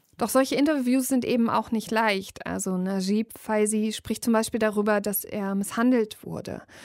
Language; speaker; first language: German; native; German